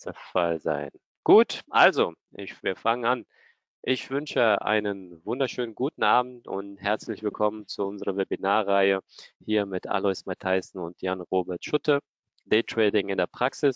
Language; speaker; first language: German; native; German